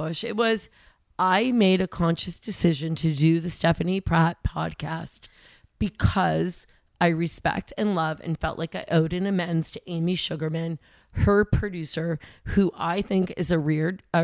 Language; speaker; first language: English; native; English